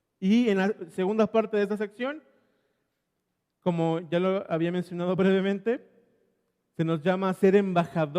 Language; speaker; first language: Spanish; native; Spanish